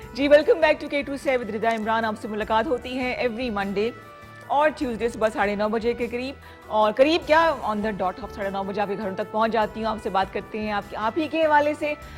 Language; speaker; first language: Urdu; native; Urdu